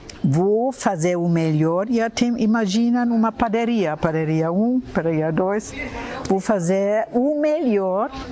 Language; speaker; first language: Portuguese; non-native, fluent; German